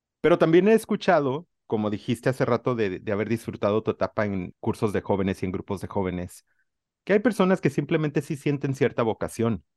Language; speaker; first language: Spanish; native; Spanish